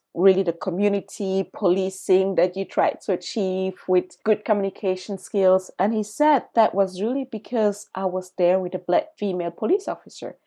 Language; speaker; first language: English; early bilingual, other home language; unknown